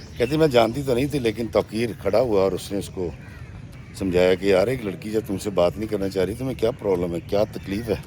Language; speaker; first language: Urdu; native; Urdu